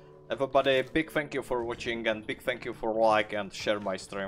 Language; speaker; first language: English; non-native, learner; Czech